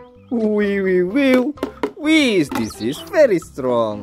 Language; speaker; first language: English; non-native, learner; Indonesian